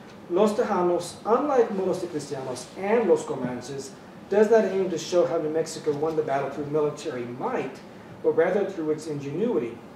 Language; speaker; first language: English; native; English